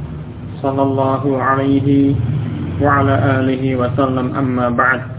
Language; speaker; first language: Arabic; non-native, fluent; Indonesian